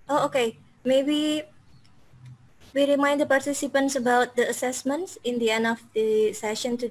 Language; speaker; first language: English; non-native, fluent; Indonesian